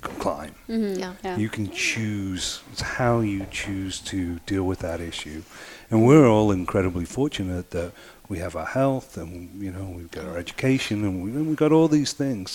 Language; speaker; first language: English; native; English